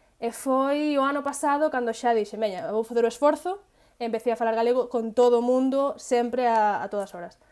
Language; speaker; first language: Galician; native; Galician